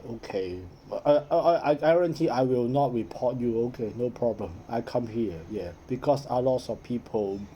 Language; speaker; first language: English; non-native, learner; Cantonese